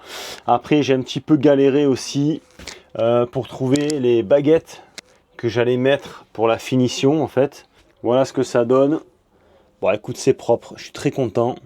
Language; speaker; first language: French; native; French